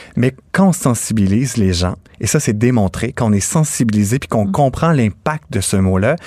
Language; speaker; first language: French; native; French